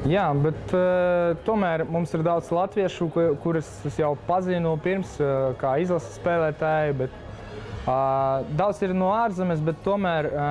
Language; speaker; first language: Latvian; non-native, local second language; Russian